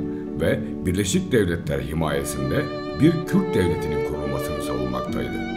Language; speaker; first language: Turkish; native; Turkish